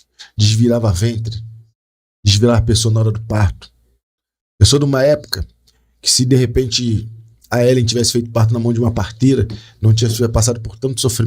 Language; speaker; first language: Portuguese; native; Portuguese